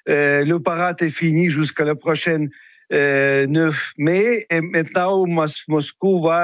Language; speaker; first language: French; non-native, fluent; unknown